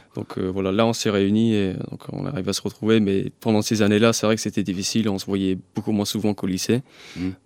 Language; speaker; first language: French; early bilingual, other home language; English